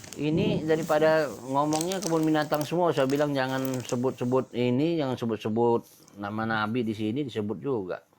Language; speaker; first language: Indonesian; non-native, local second language; Minangkabau